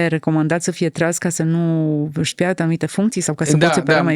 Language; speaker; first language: Romanian; native; Romanian